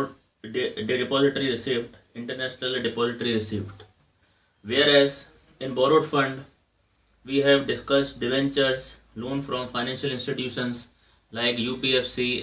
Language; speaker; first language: English; non-native, local second language; Hindi